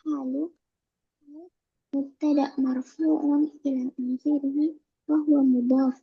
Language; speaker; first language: Arabic; non-native, learner; Indonesian